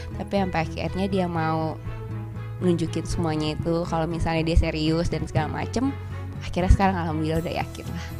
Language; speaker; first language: Indonesian; native; Indonesian